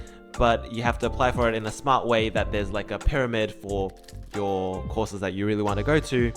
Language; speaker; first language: English; early bilingual, other home language; Chinese